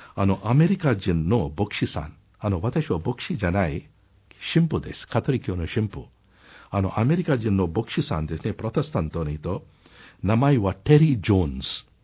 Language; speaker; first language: Japanese; non-native, fluent; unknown